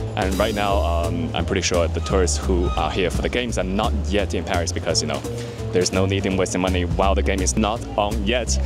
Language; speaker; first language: English; non-native, fluent; Chinese